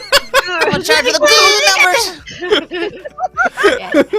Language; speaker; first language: English; native; English